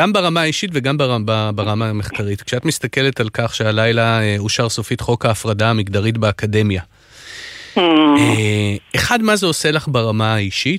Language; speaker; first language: Hebrew; native; Hebrew